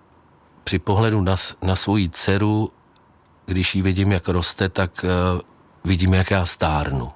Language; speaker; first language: Czech; native; Czech